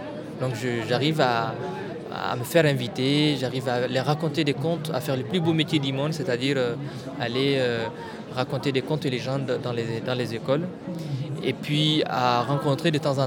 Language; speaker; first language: French; non-native, local second language; Tamasheq